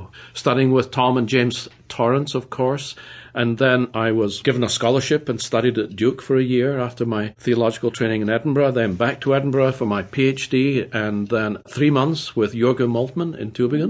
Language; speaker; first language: English; native; English